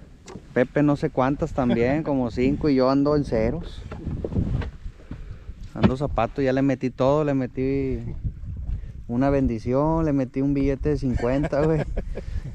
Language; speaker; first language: Spanish; native; Spanish